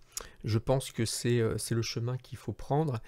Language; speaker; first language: French; native; French